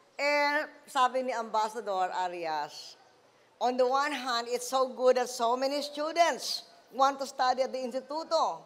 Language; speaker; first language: English; non-native, local second language; Filipino